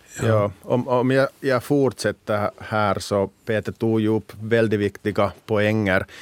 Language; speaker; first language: Swedish; non-native, local second language; Finnish